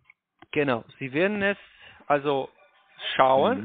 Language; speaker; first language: German; non-native, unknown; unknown